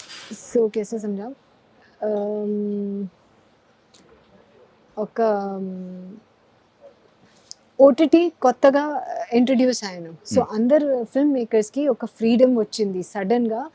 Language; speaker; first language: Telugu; non-native, learner; Hindi